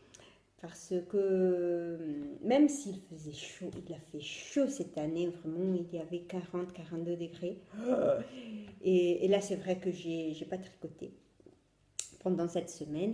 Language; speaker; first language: French; non-native, fluent; Italian